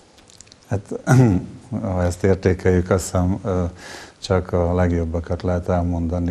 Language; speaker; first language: Hungarian; native; Hungarian